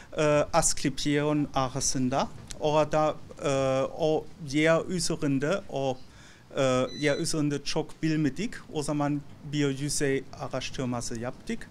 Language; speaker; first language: Turkish; non-native, learner; German